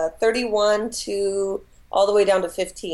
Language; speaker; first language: English; native; English